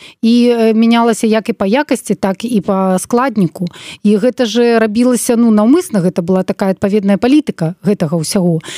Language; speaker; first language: Belarusian; non-native, local second language; Russian